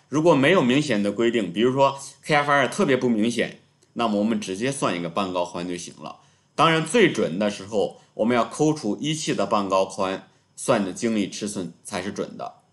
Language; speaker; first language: Chinese; native; Chinese